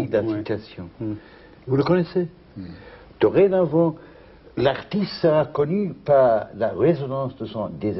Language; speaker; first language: French; non-native, fluent; English